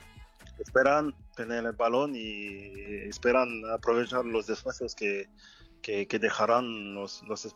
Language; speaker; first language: Spanish; non-native, fluent; French